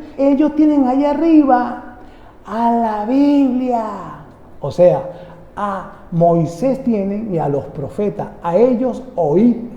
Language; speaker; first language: Spanish; native; Spanish